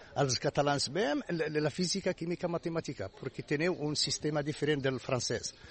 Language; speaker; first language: Catalan; non-native, learner; Arabic